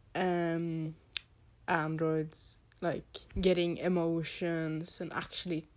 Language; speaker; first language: English; non-native, fluent; Norwegian